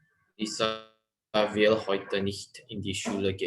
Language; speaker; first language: German; non-native, learner; Indonesian